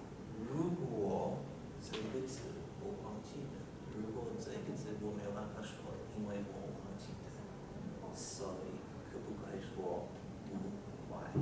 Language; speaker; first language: Chinese; non-native, learner; English